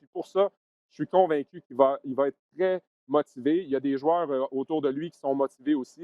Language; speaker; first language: French; native; French